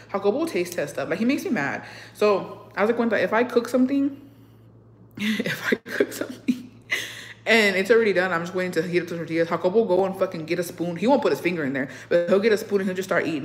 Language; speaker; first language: English; early bilingual, other home language; Spanish